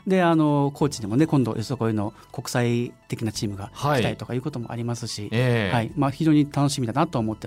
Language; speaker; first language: Japanese; native; Japanese